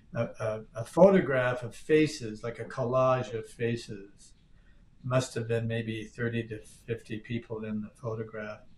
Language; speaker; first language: English; native; English